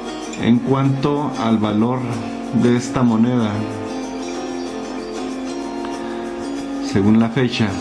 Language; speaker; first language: Spanish; native; Spanish